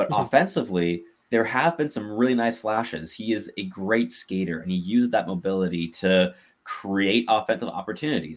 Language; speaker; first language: English; native; English